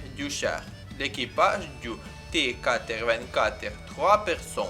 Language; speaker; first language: French; non-native, learner; Ukrainian